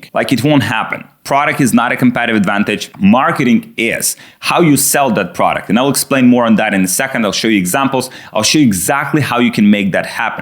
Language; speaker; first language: English; non-native, fluent; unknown